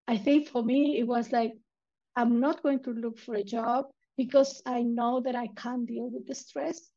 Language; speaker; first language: English; non-native, fluent; Spanish